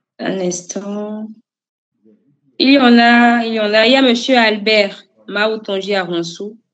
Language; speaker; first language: French; native; French